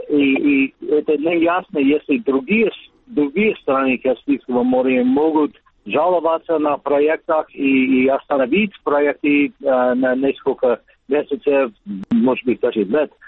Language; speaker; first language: Russian; non-native, learner; English